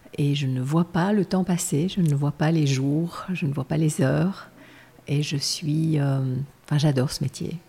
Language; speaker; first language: French; non-native, local second language; Armenian